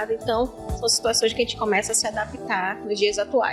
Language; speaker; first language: Portuguese; native; Portuguese